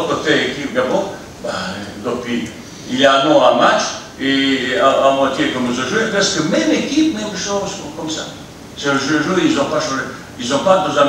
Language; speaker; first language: French; non-native, fluent; Bosnian